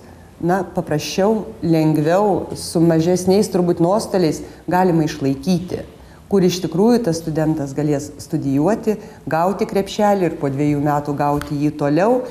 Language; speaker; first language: Lithuanian; native; Lithuanian